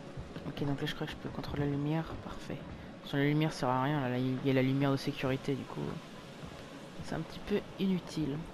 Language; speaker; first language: French; native; French